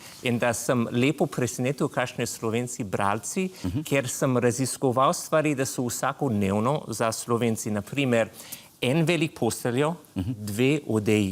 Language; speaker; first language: Slovenian; non-native, fluent; English